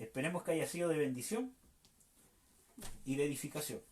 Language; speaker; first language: Spanish; native; Spanish